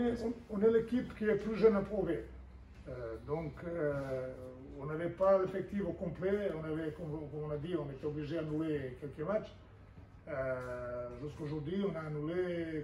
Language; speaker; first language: French; non-native, fluent; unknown